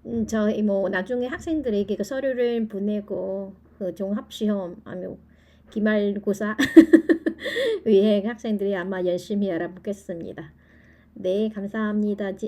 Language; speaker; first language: Korean; non-native, fluent; Vietnamese